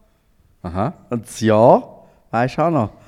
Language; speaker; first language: German; native; German